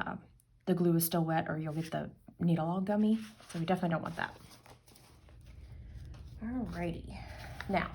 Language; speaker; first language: English; native; English